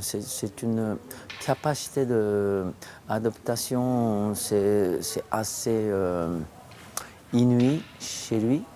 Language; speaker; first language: French; non-native, fluent; Japanese